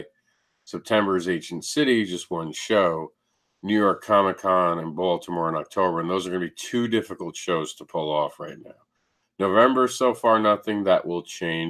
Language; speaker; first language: English; native; English